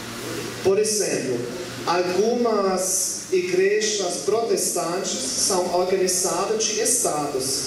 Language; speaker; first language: Portuguese; non-native, learner; German